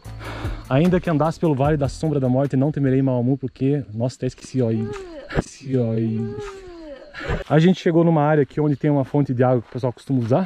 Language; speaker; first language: Portuguese; native; Portuguese